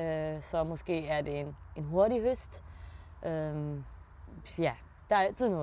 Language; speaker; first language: Danish; early bilingual, heritage; German